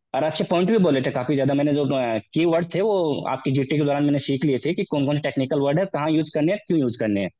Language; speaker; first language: Hindi; native; Hindi